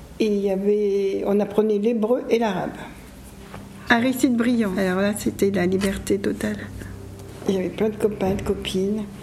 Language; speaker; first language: French; early bilingual, other home language; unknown